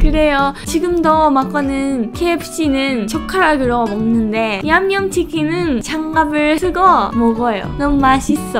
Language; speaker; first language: Korean; non-native, fluent; Japanese